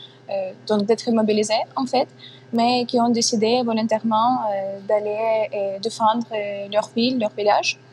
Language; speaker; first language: French; non-native, fluent; Ukrainian